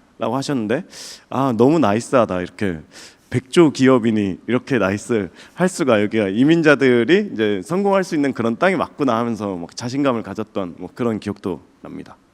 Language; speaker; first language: Korean; native; Korean